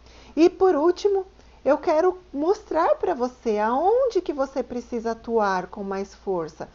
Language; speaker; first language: Portuguese; native; Portuguese